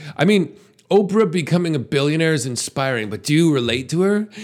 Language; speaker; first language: English; native; English